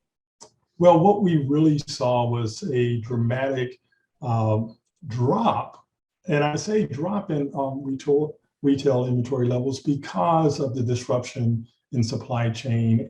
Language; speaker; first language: English; native; English